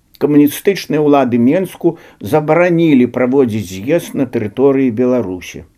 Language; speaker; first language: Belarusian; native; Belarusian